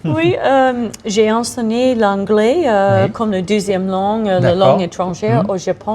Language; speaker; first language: French; non-native, fluent; English